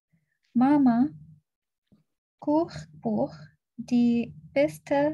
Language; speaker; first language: German; non-native, learner; Arabic